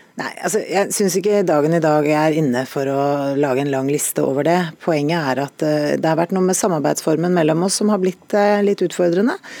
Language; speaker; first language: Norwegian; native; Norwegian